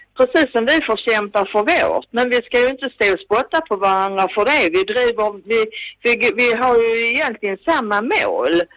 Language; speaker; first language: Swedish; native; Swedish